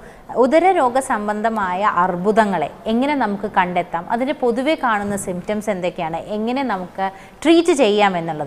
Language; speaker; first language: Malayalam; native; Malayalam